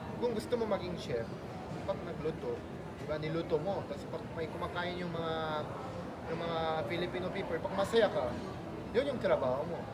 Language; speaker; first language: Filipino; non-native, fluent; Korean